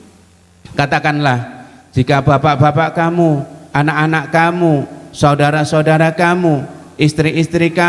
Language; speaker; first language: Indonesian; native; Indonesian